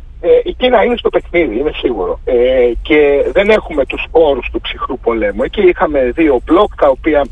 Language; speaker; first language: Greek; native; Greek